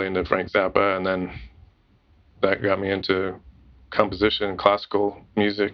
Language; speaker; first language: English; native; English